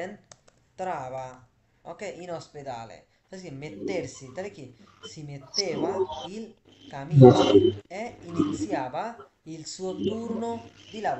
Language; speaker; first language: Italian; non-native, fluent; Bangla